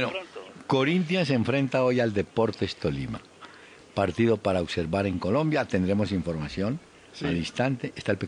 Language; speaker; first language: Spanish; native; Spanish